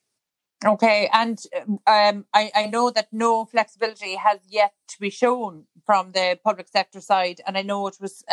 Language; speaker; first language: English; native; English